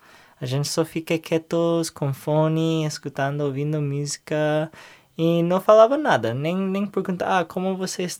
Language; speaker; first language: Portuguese; non-native, learner; English